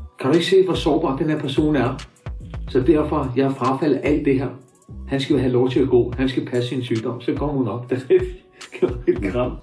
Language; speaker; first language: Danish; early bilingual, other home language; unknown